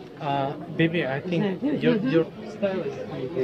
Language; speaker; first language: English; non-native, learner; Turkish